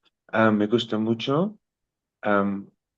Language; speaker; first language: Spanish; non-native, learner; English